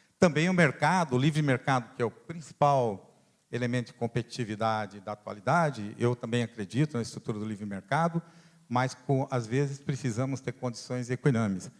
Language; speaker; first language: Portuguese; non-native, fluent; Italian